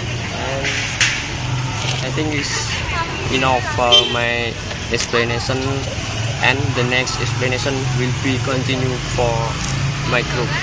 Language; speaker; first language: English; non-native, learner; Indonesian